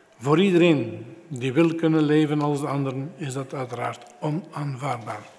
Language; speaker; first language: Dutch; native; Dutch